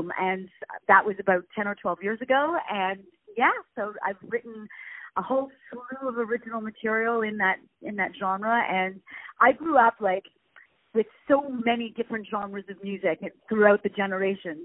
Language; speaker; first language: English; native; English